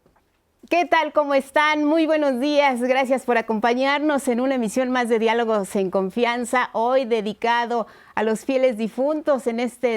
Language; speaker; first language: Spanish; native; Spanish